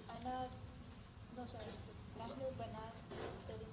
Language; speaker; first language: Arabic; non-native, learner; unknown